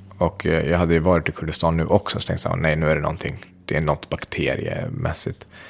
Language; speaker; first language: Swedish; early bilingual, other home language; Central Kurdish